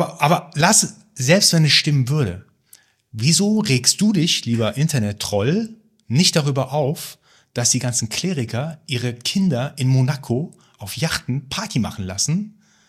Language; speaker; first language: German; early bilingual, other home language; Persian